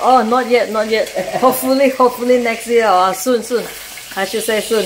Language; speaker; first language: English; non-native, local second language; Chinese